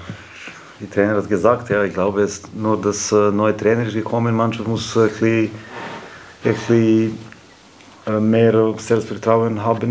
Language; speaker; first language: German; non-native, fluent; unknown